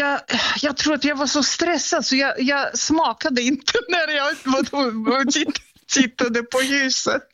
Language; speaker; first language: Swedish; non-native, fluent; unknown